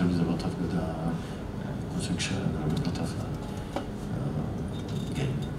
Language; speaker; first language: English; non-native, learner; French